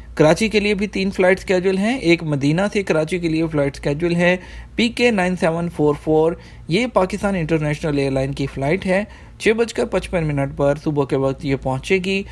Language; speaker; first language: Urdu; native; Urdu